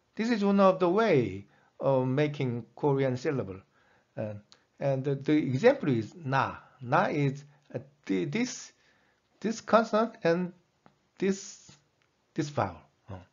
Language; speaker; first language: English; non-native, fluent; Korean